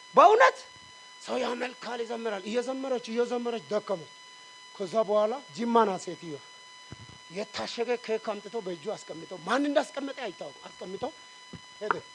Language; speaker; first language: Amharic; non-native, local second language; Wolaytta